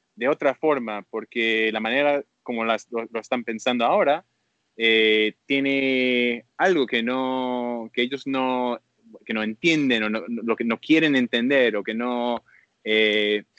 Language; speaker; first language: Spanish; early bilingual, heritage; Spanish